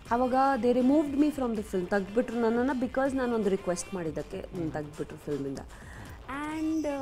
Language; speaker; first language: Kannada; non-native, fluent; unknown